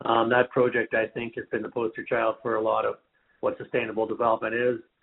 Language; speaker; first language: English; native; English